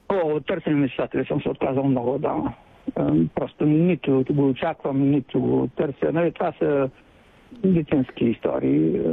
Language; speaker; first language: Bulgarian; native; Bulgarian